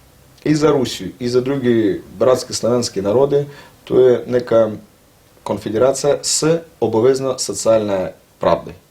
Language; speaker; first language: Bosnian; non-native, learner; Russian